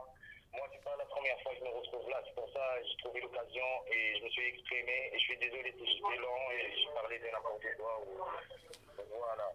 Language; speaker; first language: French; non-native, local second language; Arabic